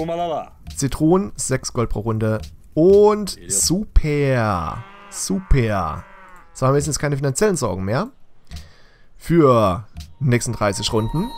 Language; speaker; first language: German; native; German